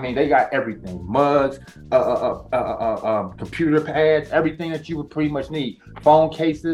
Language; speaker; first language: English; native; English